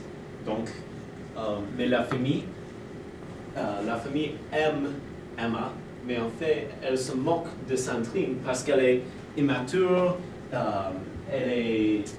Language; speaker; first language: French; non-native, learner; English